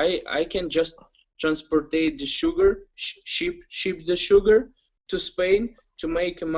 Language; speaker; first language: English; non-native, learner; Ukrainian